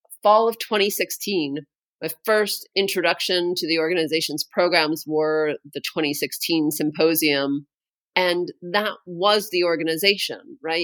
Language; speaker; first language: English; native; English